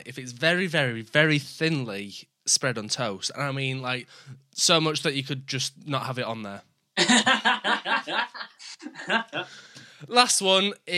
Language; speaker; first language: English; native; English